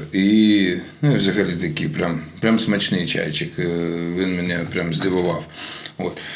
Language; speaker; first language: Ukrainian; non-native, local second language; Russian